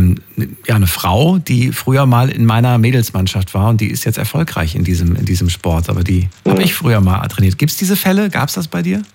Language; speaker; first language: German; native; German